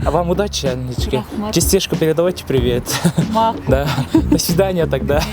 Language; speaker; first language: Russian; non-native, local second language; Kyrgyz